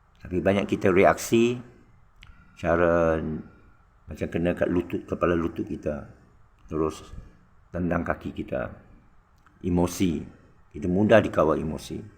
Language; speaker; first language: Malay; non-native, local second language; Chinese